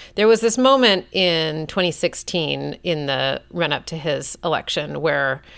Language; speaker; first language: English; native; English